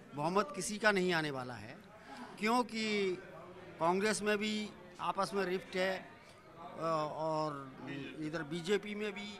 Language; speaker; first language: Hindi; native; Hindi